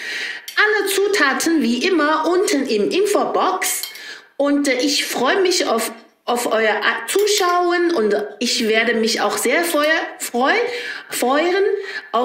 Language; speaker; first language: German; non-native, learner; Chinese